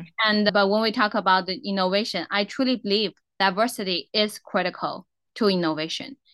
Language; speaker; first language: English; non-native, fluent; Chinese